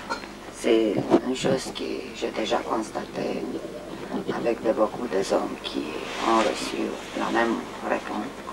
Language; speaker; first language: French; non-native, learner; Romanian